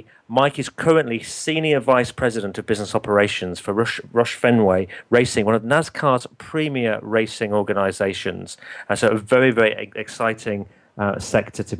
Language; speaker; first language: English; native; English